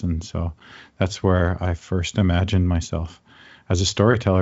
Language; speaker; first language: English; native; English